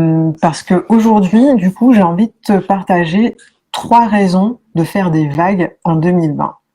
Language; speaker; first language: French; native; French